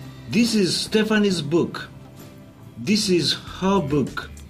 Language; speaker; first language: English; non-native, learner; Japanese